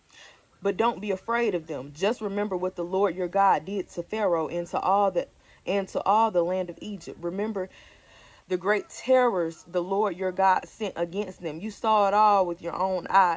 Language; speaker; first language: English; native; English